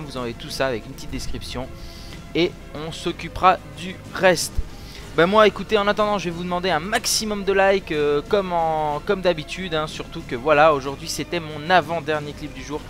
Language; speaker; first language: French; native; French